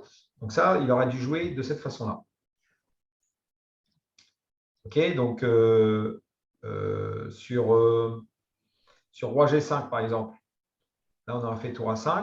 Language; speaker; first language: French; native; French